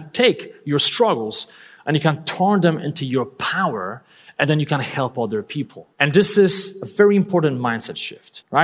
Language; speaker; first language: English; non-native, fluent; Polish